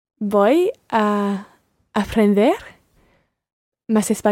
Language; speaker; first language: Spanish; non-native, learner; English